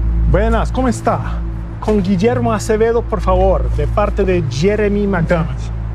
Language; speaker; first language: Spanish; non-native, fluent; English